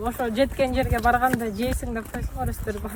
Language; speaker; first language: Kyrgyz; native; Kyrgyz